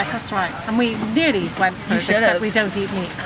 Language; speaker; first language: English; native; English